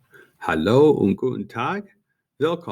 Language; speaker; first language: German; non-native, fluent; English